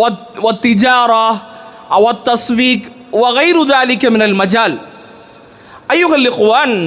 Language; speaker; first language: Arabic; non-native, fluent; Tamil